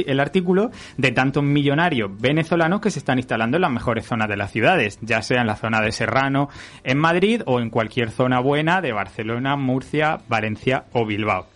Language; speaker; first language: Spanish; native; Spanish